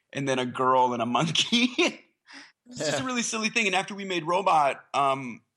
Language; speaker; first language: English; native; English